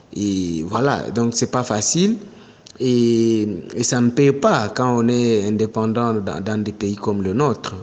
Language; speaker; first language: French; non-native, local second language; Swahili